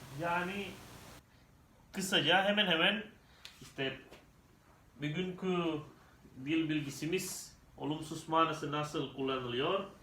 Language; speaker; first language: Turkish; non-native, learner; Indonesian